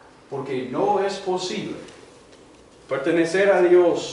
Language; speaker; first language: Spanish; non-native, fluent; English